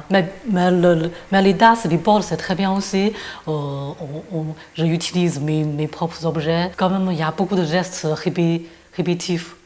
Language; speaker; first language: French; non-native, fluent; Chinese